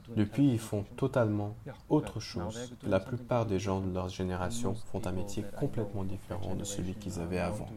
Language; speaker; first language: French; non-native, fluent; German